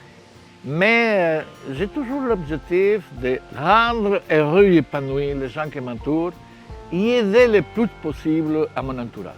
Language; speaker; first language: French; non-native, fluent; Spanish